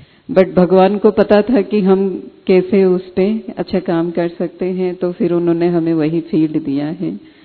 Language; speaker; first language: Hindi; non-native, fluent; Telugu